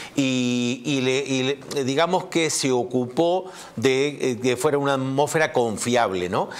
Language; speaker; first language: Spanish; native; Spanish